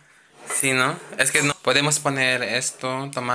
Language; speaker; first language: Spanish; non-native, learner; Filipino